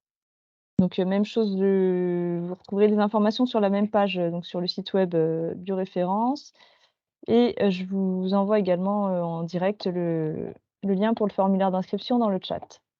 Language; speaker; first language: French; native; French